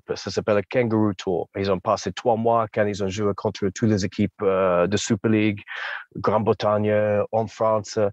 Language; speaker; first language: French; non-native, fluent; English